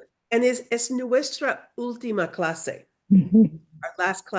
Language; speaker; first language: Spanish; non-native, learner; English